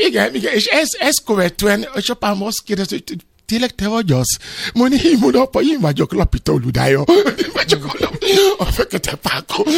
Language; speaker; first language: Hungarian; non-native, fluent; Yoruba